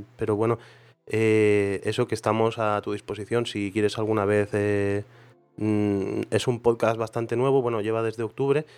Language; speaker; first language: Spanish; non-native, local second language; Catalan